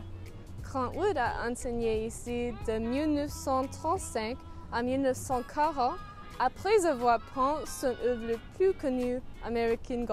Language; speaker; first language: French; non-native, learner; English